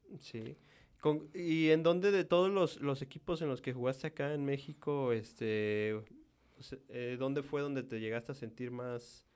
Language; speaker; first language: Spanish; native; Spanish